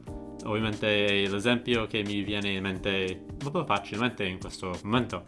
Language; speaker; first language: Italian; non-native, fluent; English